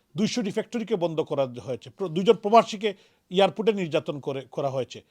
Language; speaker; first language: Bangla; native; Bangla